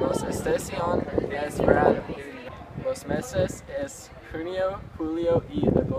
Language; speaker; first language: Spanish; non-native, learner; English